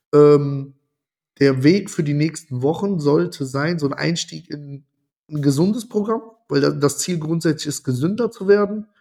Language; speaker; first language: German; early bilingual, other home language; Italian